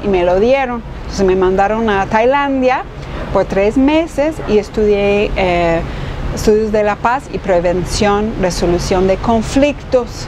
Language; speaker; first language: Spanish; non-native, fluent; English